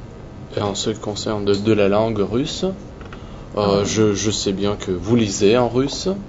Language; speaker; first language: French; non-native, learner; Russian